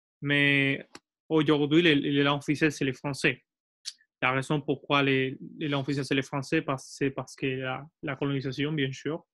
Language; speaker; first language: French; non-native, learner; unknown